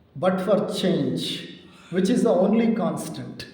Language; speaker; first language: English; non-native, local second language; Kannada